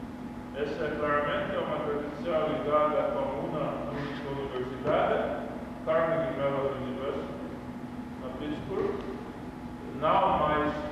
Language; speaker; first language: Portuguese; non-native, learner; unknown